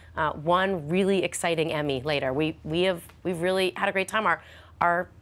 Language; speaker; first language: English; native; English